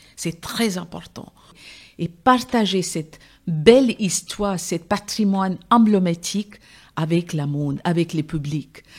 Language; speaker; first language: French; non-native, fluent; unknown